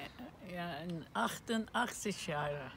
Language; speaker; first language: German; non-native, learner; Turkish